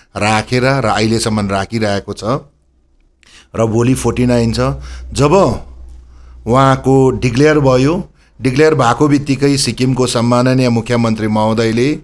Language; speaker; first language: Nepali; native; Nepali